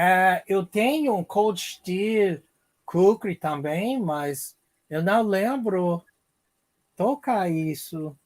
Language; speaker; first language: Portuguese; non-native, learner; English